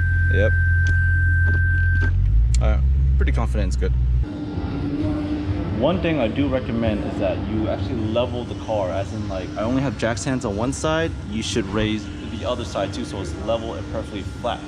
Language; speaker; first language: English; native; English